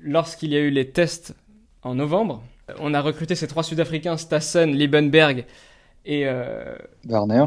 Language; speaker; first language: French; native; French